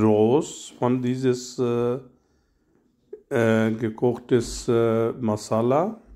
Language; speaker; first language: German; non-native, learner; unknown